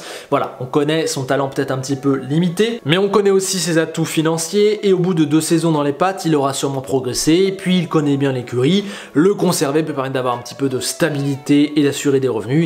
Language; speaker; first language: French; native; French